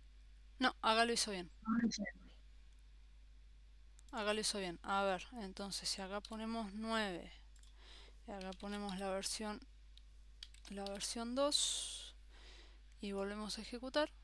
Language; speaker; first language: Spanish; native; Spanish